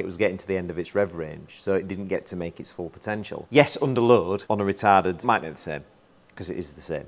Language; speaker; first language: English; native; English